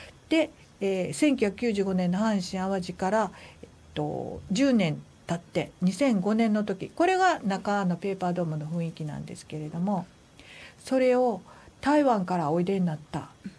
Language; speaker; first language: Japanese; native; Japanese